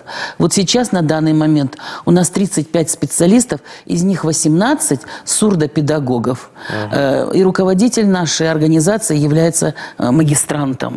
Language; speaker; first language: Russian; native; Russian